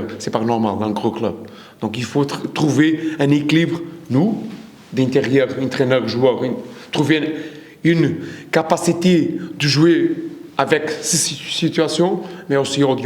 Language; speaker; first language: French; non-native, learner; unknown